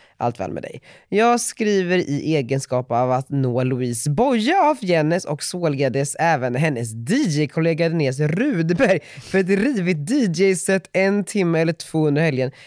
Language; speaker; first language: Swedish; native; Swedish